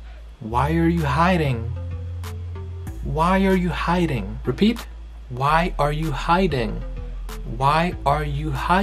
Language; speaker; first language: English; non-native, fluent; Portuguese